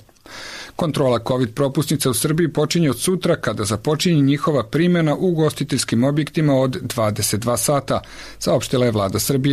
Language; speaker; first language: Croatian; native; Croatian